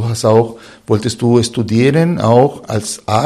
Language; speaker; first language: German; non-native, fluent; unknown